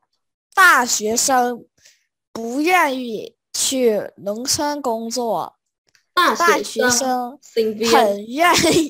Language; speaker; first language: Chinese; non-native, fluent; Vietnamese